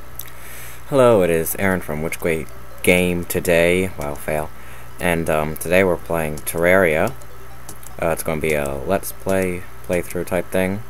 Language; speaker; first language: English; native; English